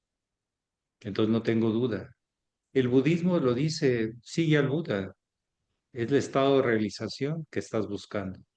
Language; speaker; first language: Spanish; native; Spanish